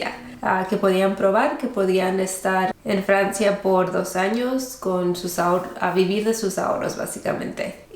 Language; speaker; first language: Spanish; early bilingual, heritage; Spanish